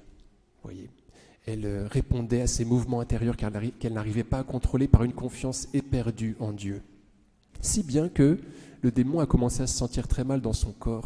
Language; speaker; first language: French; native; French